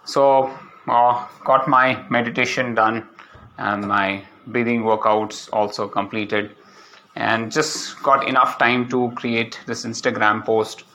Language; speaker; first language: English; non-native, local second language; Malayalam